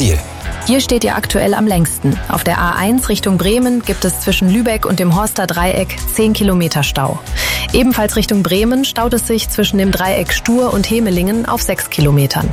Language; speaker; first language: German; native; German